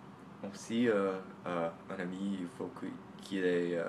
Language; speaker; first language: French; non-native, learner; English